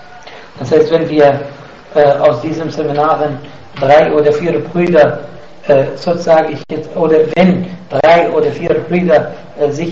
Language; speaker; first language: German; non-native, fluent; Arabic